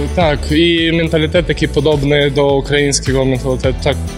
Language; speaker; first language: Polish; non-native, learner; Ukrainian